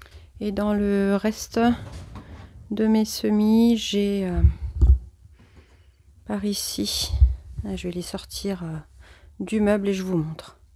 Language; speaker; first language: French; native; French